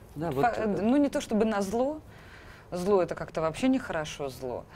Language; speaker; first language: Russian; native; Russian